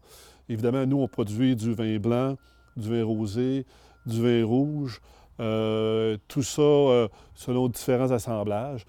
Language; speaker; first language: French; native; French